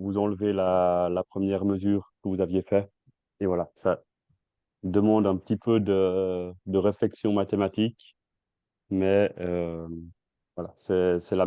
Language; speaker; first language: French; native; French